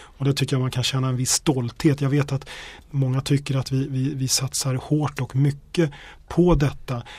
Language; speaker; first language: Swedish; native; Swedish